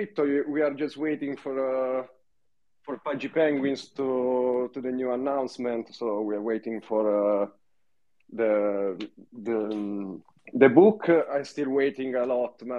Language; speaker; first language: English; non-native, fluent; Italian